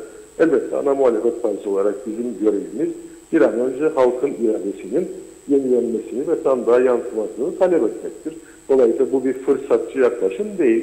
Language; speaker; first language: Turkish; native; Turkish